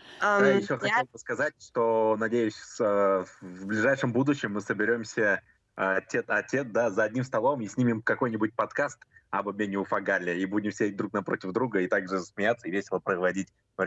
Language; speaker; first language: Russian; native; Russian